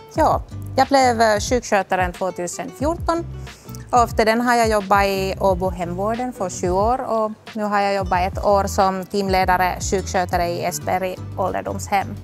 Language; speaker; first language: Swedish; non-native, local second language; Finnish